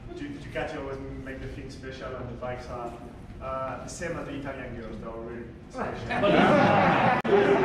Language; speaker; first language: English; non-native, fluent; French